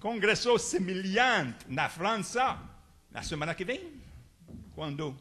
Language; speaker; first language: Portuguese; non-native, fluent; French